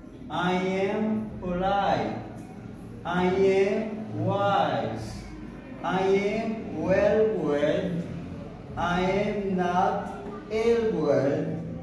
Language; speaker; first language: English; non-native, fluent; Haitian Creole